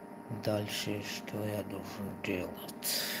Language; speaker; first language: Russian; non-native, learner; Tajik